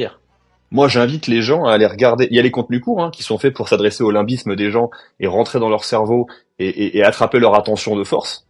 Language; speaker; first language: French; native; French